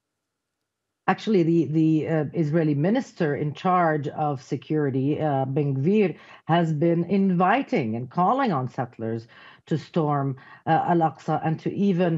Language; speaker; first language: English; non-native, fluent; Arabic